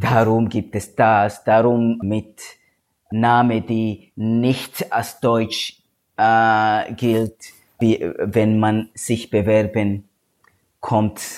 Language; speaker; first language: German; non-native, learner; Swahili